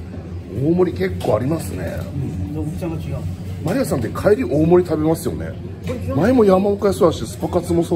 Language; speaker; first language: Japanese; native; Japanese